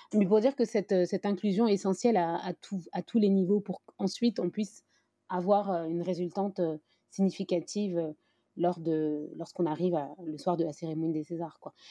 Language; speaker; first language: French; native; French